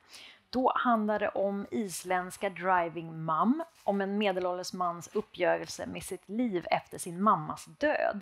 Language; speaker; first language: Swedish; native; Swedish